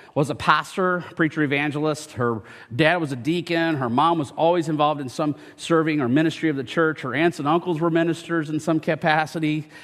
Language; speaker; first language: English; native; English